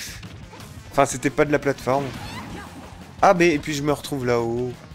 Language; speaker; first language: French; native; French